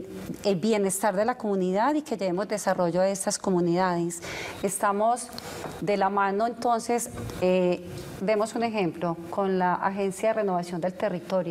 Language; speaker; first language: Spanish; native; Spanish